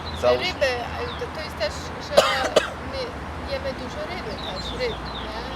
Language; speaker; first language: Polish; non-native, learner; Afrikaans